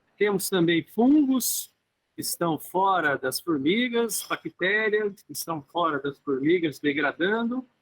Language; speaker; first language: Portuguese; native; Portuguese